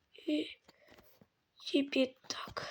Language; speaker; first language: Russian; native; Russian